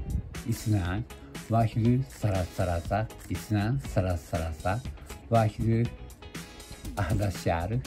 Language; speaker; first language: Arabic; non-native, learner; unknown